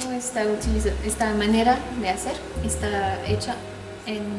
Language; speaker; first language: Spanish; non-native, fluent; French